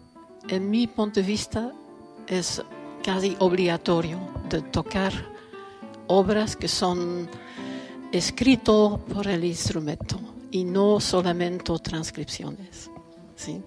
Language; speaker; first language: Spanish; non-native, fluent; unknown